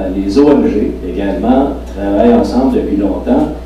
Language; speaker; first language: French; native; French